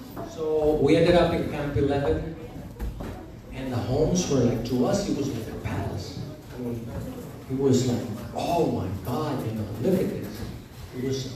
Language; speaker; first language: English; early bilingual, other home language; Spanish